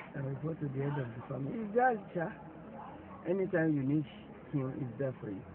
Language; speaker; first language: English; non-native, local second language; Yoruba